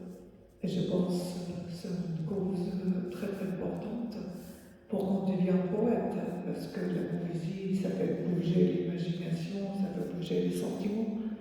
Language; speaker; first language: French; non-native, fluent; Arabic